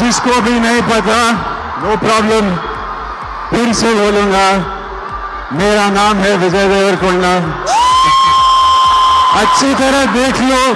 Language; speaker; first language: Hindi; non-native, local second language; Telugu